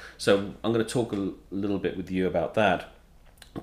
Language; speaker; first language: English; native; English